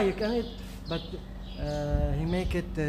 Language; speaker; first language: English; non-native, learner; Arabic